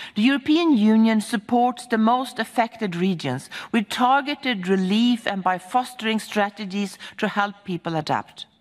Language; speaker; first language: English; non-native, fluent; Swedish